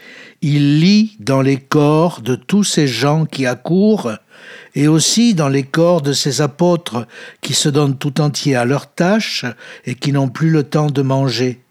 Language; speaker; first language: French; native; French